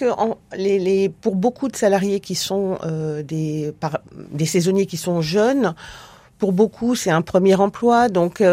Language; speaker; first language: French; native; French